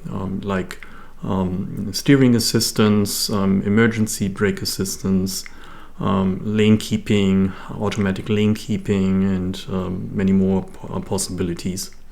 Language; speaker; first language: English; non-native, fluent; German